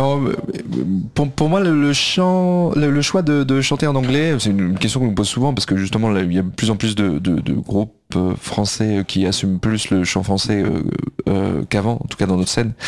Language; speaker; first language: French; native; French